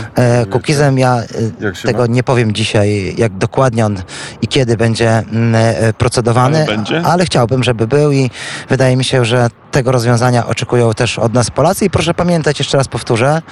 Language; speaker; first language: Polish; native; Polish